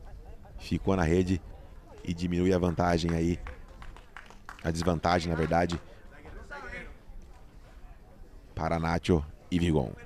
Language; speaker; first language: Portuguese; native; Portuguese